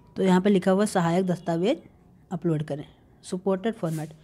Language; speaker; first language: Hindi; native; Hindi